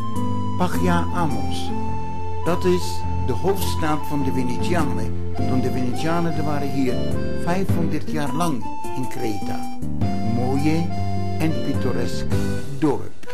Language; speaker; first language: Dutch; non-native, fluent; Greek